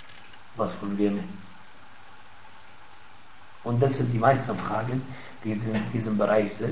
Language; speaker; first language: German; non-native, fluent; Arabic